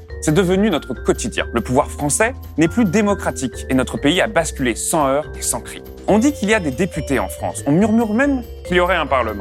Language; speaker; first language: French; native; French